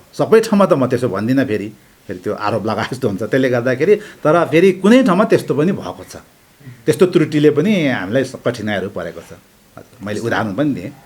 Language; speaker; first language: Nepali; non-native, local second language; Sherpa